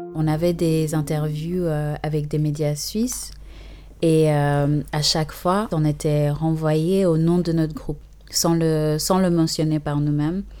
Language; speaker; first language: French; early bilingual, other home language; English